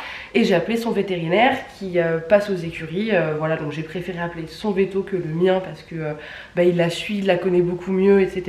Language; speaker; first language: French; native; French